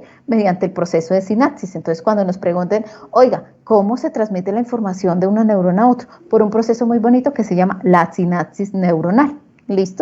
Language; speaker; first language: Spanish; native; Spanish